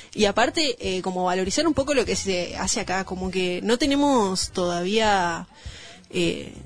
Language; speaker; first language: Spanish; native; Spanish